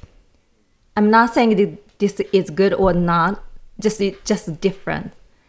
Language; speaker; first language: English; non-native, learner; Japanese